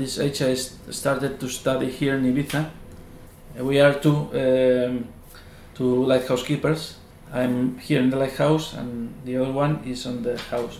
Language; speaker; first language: English; non-native, learner; Spanish